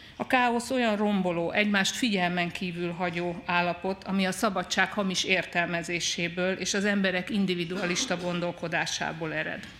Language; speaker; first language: Hungarian; native; Hungarian